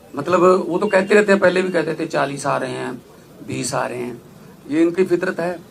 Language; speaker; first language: Hindi; non-native, local second language; Punjabi